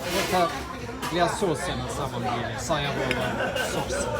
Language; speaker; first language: Russian; non-native, fluent; English